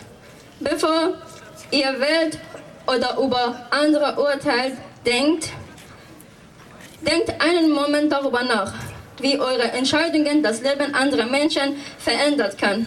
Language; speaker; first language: German; non-native, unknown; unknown